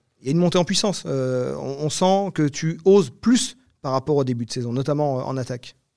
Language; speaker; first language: French; native; French